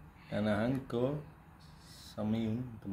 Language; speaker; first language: Cebuano; non-native, learner; Turkish